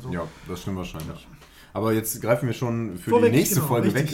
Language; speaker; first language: German; native; German